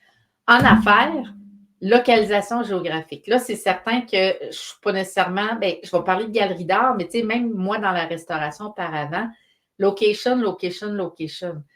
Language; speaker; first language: French; native; French